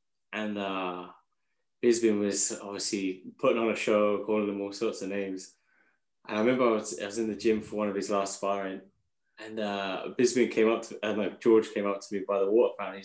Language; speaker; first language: English; native; English